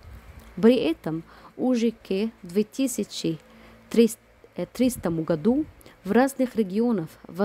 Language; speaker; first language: Russian; non-native, fluent; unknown